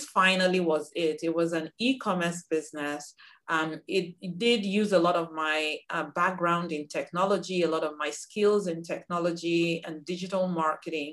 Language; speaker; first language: English; non-native, local second language; Igbo